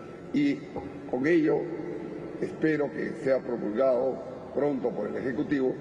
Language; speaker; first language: Spanish; native; Spanish